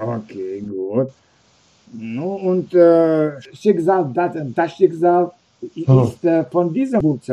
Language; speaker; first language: German; non-native, learner; Russian